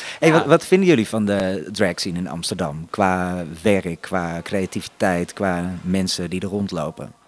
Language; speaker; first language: Dutch; native; Dutch